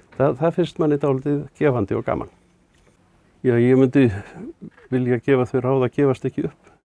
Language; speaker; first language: Icelandic; native; Icelandic